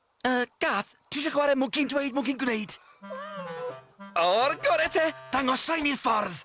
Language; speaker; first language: Welsh; native; Welsh